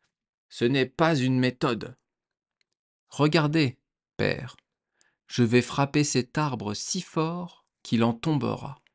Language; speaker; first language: French; native; French